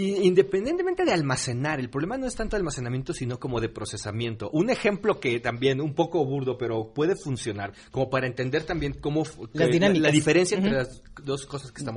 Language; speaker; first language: Spanish; native; Spanish